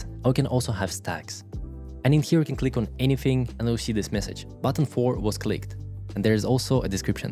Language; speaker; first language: English; non-native, fluent; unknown